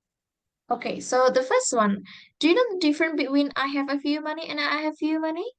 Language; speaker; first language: English; non-native, fluent; Indonesian